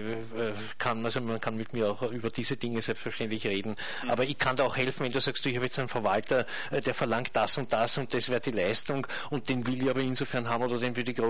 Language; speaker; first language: German; native; German